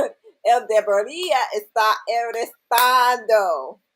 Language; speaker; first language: Spanish; non-native, learner; English